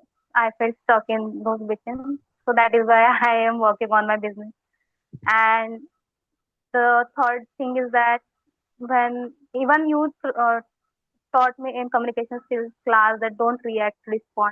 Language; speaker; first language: English; non-native, local second language; Hindi